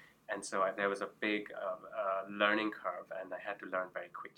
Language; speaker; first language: English; non-native, local second language; Urdu